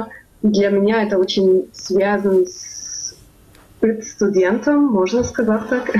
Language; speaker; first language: Russian; non-native, fluent; German